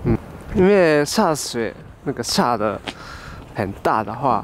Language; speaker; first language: Chinese; non-native, fluent; Japanese